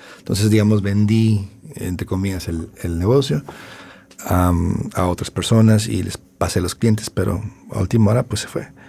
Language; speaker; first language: Spanish; native; Spanish